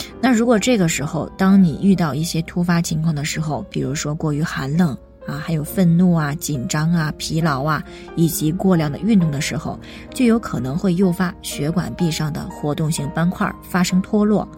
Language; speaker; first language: Chinese; native; Chinese